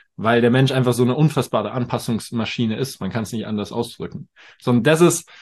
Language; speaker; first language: German; native; German